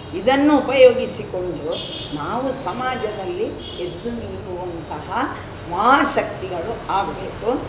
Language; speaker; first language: Kannada; non-native, local second language; Tulu